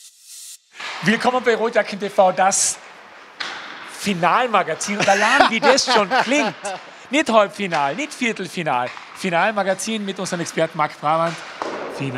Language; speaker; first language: German; native; German